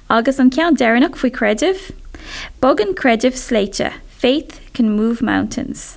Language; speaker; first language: Irish; non-native, local second language; English